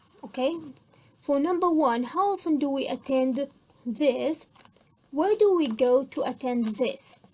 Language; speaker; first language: English; non-native, fluent; Central Kurdish